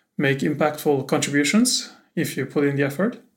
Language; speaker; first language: English; non-native, fluent; German